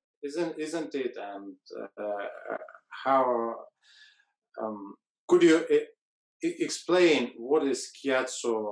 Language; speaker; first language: English; non-native, learner; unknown